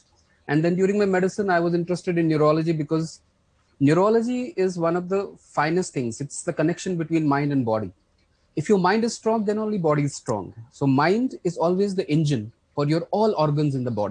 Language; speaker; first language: English; non-native, local second language; Kashmiri